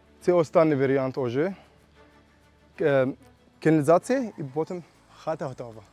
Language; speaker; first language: Ukrainian; non-native, learner; Arabic